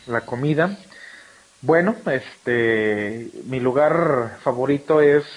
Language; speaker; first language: Spanish; native; Spanish